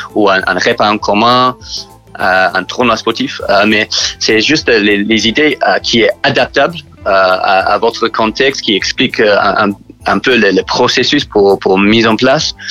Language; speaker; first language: French; non-native, learner; English